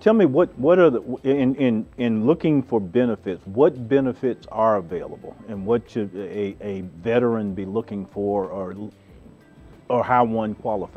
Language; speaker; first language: English; native; English